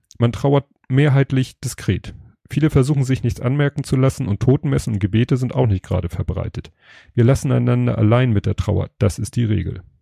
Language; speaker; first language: German; native; German